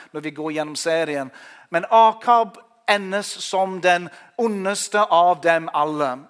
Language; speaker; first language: Norwegian; non-native, fluent; English